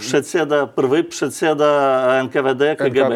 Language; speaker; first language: Czech; non-native, learner; Russian